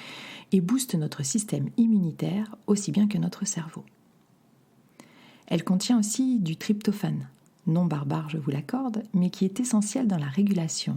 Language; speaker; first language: French; native; French